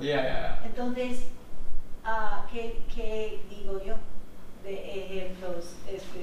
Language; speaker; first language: Spanish; non-native, fluent; English